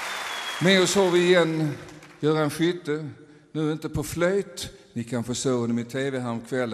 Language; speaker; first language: Swedish; native; Swedish